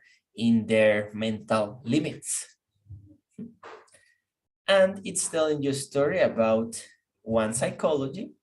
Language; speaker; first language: English; non-native, fluent; Spanish